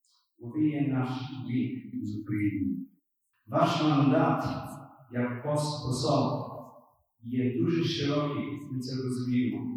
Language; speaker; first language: Ukrainian; early bilingual, heritage; Ukrainian